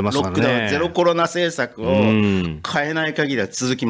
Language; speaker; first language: Japanese; native; Japanese